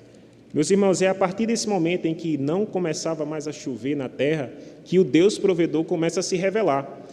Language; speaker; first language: Portuguese; native; Portuguese